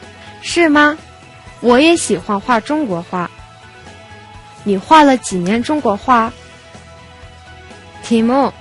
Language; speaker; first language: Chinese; non-native, fluent; Mongolian